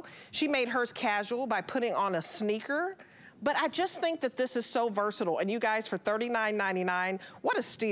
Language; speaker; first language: English; native; English